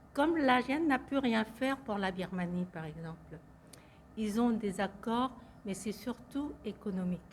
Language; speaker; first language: French; non-native, fluent; Lao